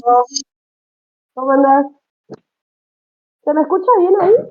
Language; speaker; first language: Spanish; native; Spanish